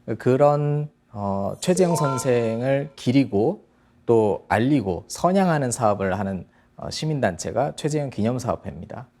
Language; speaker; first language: Korean; native; Korean